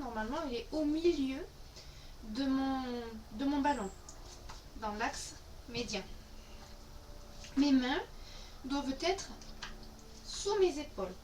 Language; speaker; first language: French; native; French